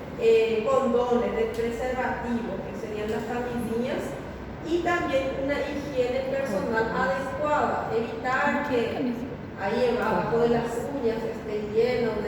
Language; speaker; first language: Spanish; native; Spanish